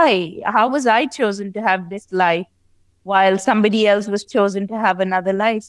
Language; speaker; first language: English; non-native, local second language; Hindi